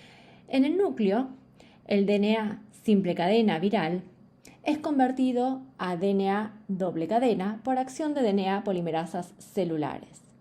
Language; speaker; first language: Spanish; native; Spanish